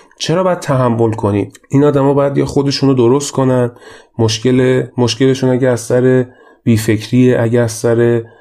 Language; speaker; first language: Persian; native; Persian